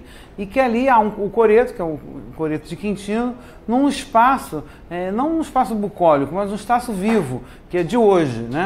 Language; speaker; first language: Portuguese; native; Portuguese